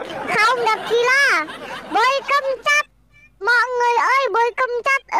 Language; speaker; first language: Vietnamese; non-native, learner; Indonesian